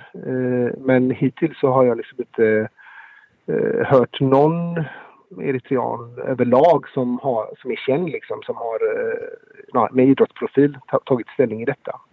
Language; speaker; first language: Swedish; native; Swedish